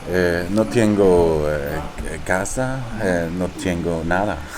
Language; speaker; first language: Spanish; non-native, learner; Danish